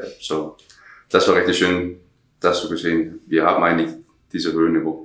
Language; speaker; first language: German; non-native, learner; Danish